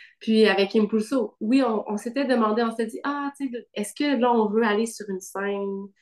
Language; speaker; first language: French; native; French